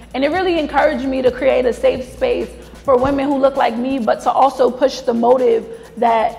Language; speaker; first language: English; native; English